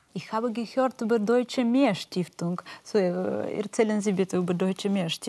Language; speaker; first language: German; non-native, learner; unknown